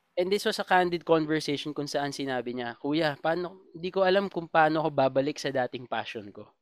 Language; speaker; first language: Filipino; native; Filipino